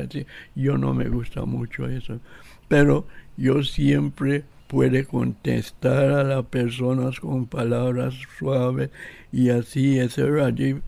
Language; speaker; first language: Spanish; non-native, local second language; English